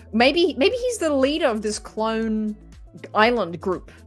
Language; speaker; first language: English; native; English